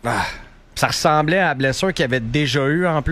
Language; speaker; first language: French; native; French